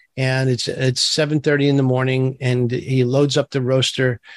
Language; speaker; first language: English; early bilingual, other home language; Turkish